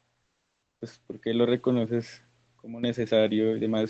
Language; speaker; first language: Spanish; native; Spanish